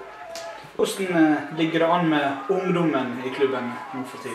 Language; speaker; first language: Norwegian; native; Norwegian